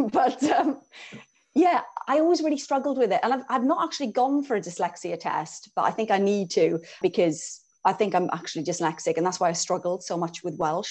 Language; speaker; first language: English; native; English